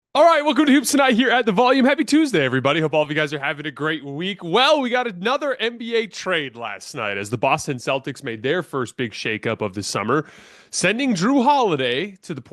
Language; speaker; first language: English; native; English